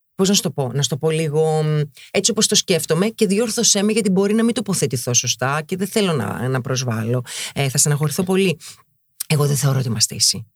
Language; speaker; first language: Greek; native; Greek